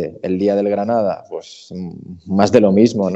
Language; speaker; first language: Spanish; native; Spanish